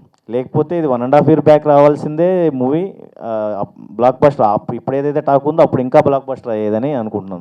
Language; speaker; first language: Telugu; native; Telugu